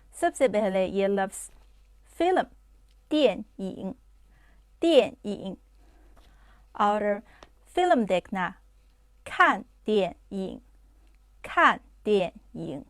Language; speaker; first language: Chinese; non-native, fluent; Urdu